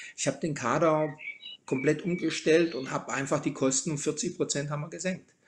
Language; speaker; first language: German; early bilingual, other home language; Croatian